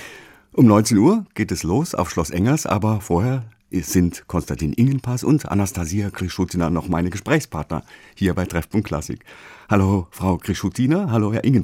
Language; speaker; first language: German; native; German